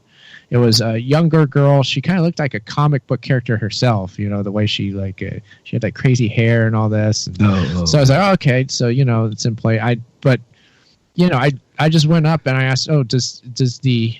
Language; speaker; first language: English; native; English